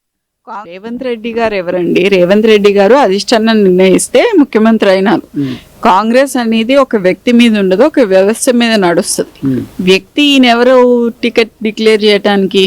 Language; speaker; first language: Telugu; native; Telugu